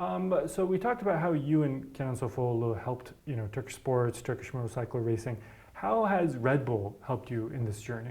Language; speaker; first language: English; non-native, learner; Turkish